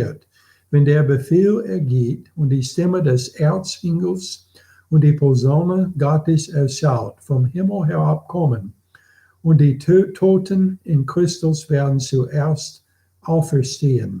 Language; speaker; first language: German; non-native, fluent; English